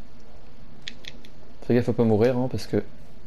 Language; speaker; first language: French; native; French